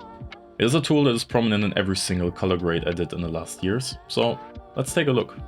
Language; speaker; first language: English; non-native, fluent; German